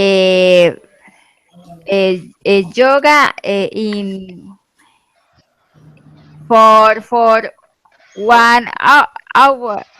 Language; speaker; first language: English; non-native, learner; Spanish